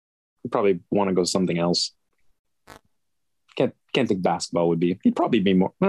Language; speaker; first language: English; native; English